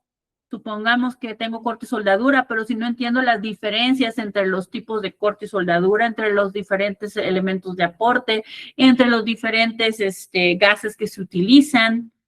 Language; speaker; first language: Spanish; native; Spanish